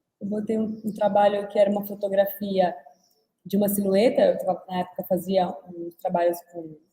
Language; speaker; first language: Portuguese; native; Portuguese